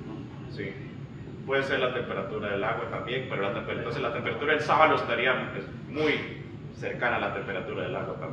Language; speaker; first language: Spanish; native; Spanish